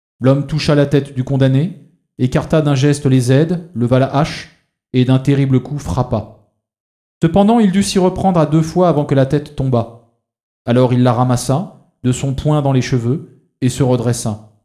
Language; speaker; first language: French; native; French